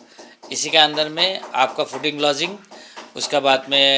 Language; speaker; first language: Hindi; non-native, local second language; Nepali